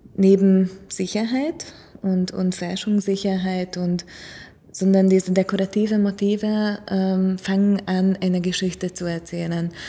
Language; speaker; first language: German; non-native, fluent; Hungarian